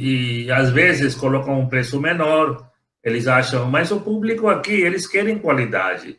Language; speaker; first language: Portuguese; non-native, fluent; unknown